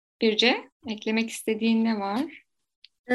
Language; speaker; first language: Turkish; native; Turkish